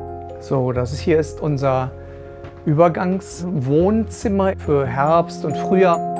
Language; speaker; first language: German; native; German